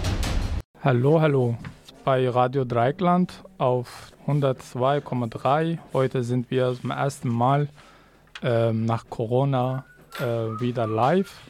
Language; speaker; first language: German; non-native, fluent; Kurdish